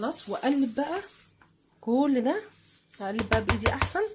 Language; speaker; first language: Arabic; native; Arabic